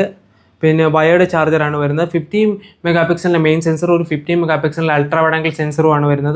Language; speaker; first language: Malayalam; native; Malayalam